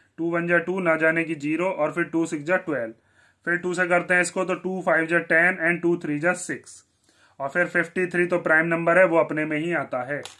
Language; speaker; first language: Hindi; native; Hindi